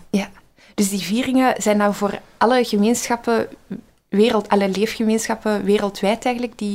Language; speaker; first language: Dutch; native; Dutch